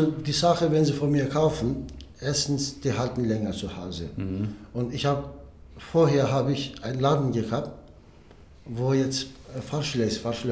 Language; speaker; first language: German; non-native, learner; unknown